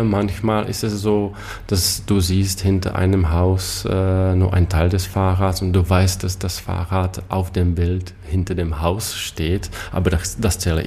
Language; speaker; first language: German; non-native, fluent; Czech